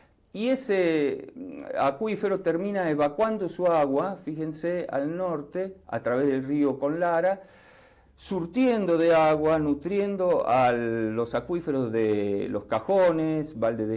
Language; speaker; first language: Spanish; native; Spanish